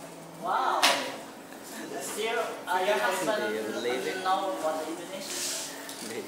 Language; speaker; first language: English; non-native, learner; Indonesian